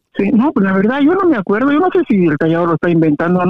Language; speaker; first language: Spanish; native; Spanish